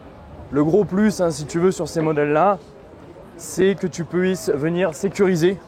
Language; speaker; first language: French; native; French